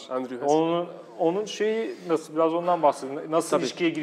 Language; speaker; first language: Turkish; native; Turkish